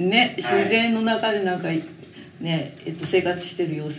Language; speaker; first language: Japanese; native; Japanese